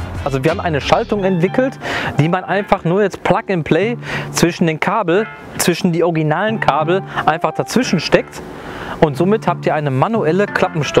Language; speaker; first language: German; native; German